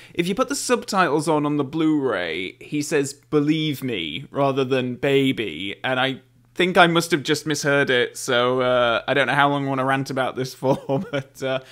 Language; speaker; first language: English; native; English